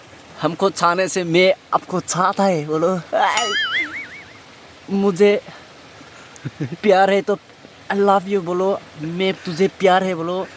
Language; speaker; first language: Hindi; non-native, local second language; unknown